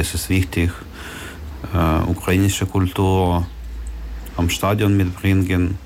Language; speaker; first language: German; non-native, learner; Ukrainian